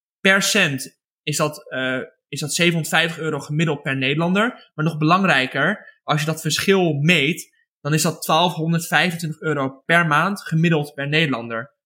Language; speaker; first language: Dutch; native; Dutch